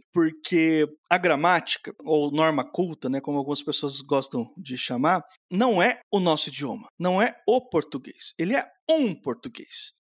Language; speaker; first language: Portuguese; native; Portuguese